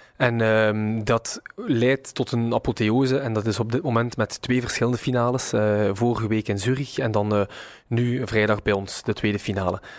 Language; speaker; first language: Dutch; native; Dutch